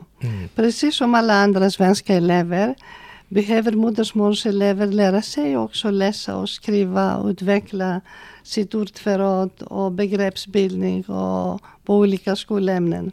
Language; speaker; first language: Swedish; non-native, fluent; Greek